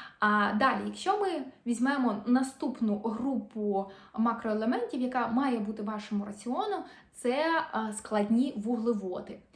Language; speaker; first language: Ukrainian; non-native, local second language; Russian